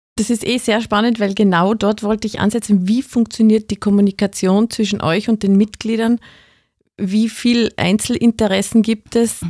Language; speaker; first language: German; native; German